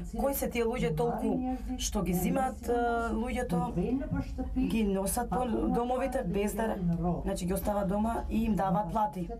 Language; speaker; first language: Macedonian; non-native, local second language; Albanian